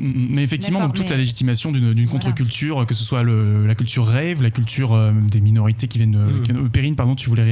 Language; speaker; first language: French; native; French